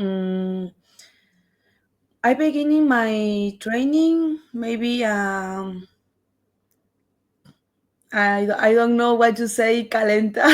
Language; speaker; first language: English; non-native, learner; Spanish